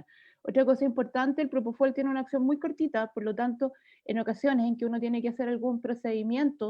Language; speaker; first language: Spanish; native; Spanish